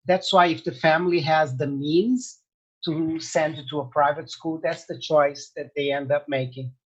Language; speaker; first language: English; non-native, fluent; Portuguese